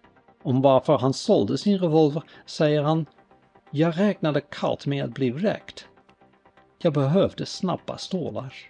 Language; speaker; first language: Swedish; native; Swedish